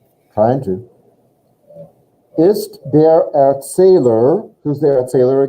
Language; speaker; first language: German; non-native, fluent; English